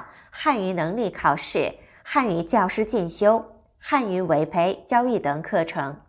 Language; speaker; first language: Chinese; non-native, fluent; Korean